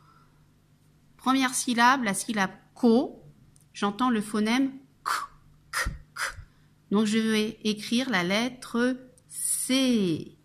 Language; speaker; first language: French; native; French